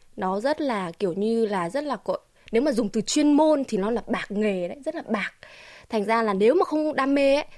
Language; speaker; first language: Vietnamese; native; Vietnamese